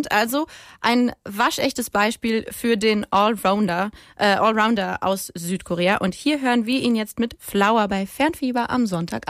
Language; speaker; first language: German; native; German